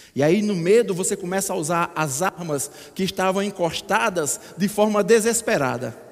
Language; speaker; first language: Portuguese; native; Portuguese